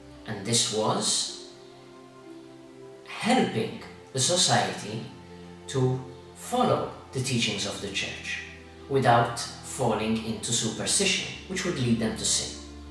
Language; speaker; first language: English; non-native, local second language; Maltese